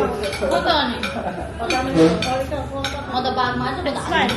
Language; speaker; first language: Filipino; non-native, learner; Nepali